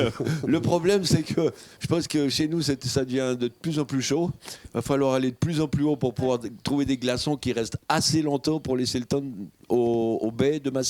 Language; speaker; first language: French; native; French